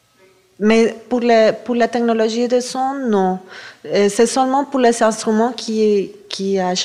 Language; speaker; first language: French; non-native, fluent; Spanish